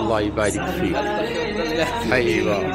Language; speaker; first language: Arabic; non-native, fluent; Urdu